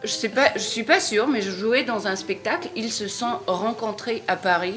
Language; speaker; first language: French; non-native, fluent; Russian